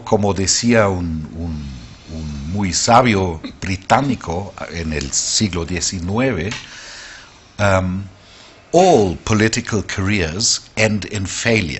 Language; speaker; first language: Spanish; non-native, fluent; German